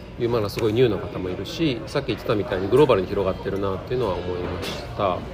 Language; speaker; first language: Japanese; native; Japanese